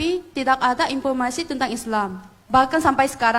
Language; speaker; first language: Indonesian; non-native, fluent; Korean